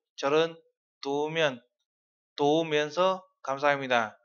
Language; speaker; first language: Korean; non-native, fluent; Vietnamese